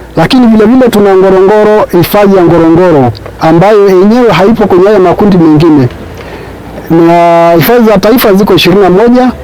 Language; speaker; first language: Swahili; non-native, local second language; Masai